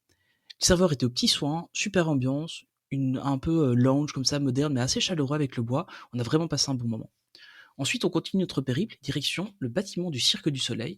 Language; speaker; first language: French; native; French